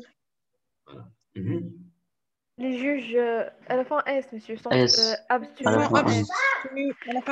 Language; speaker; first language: French; non-native, local second language; Arabic